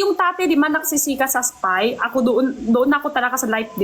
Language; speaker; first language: Filipino; non-native, learner; Chinese